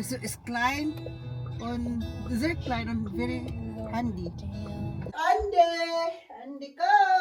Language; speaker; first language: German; non-native, learner; Filipino